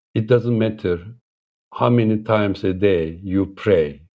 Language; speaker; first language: English; non-native, fluent; Turkish